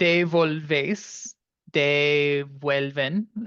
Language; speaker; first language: Spanish; non-native, learner; English